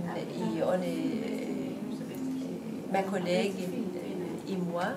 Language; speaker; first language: French; non-native, fluent; Danish